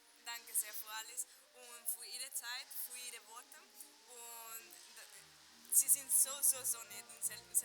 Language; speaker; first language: German; non-native, fluent; Spanish